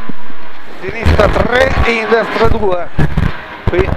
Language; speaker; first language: Italian; native; Italian